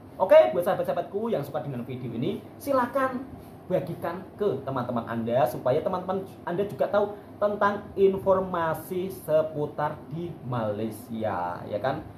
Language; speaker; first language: Indonesian; native; Indonesian